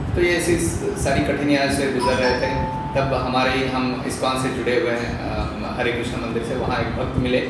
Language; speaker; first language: Hindi; non-native, local second language; Marathi